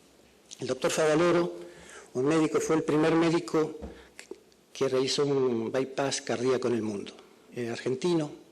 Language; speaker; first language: Spanish; native; Spanish